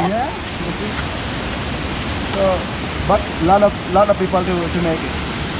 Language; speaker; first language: English; non-native, learner; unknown